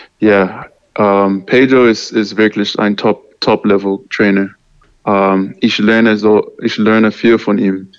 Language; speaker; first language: German; non-native, learner; English